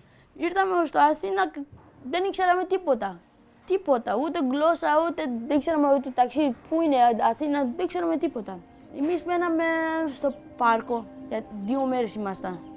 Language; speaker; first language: Greek; early bilingual, other home language; Persian